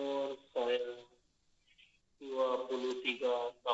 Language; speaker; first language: Indonesian; non-native, learner; Bangla